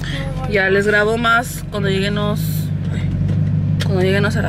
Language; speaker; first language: Spanish; early bilingual, heritage; Spanish